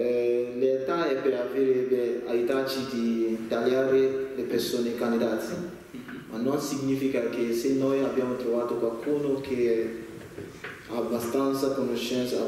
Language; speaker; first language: Italian; non-native, learner; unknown